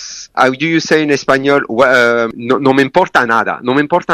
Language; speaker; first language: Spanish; non-native, learner; French